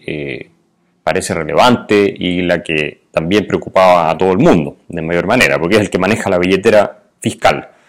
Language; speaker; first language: Spanish; native; Spanish